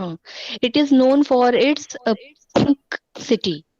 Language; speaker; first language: English; non-native, local second language; Hindi